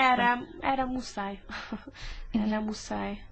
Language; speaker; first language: Hungarian; early bilingual, heritage; English